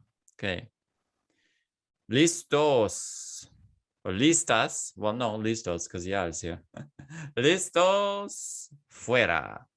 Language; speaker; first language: Spanish; non-native, fluent; English